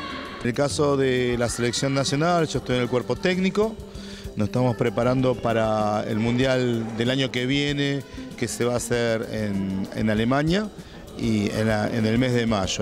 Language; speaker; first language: Spanish; native; Spanish